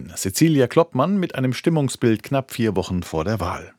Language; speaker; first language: German; native; German